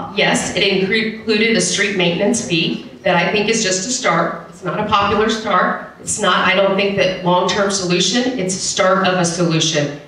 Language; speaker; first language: English; native; English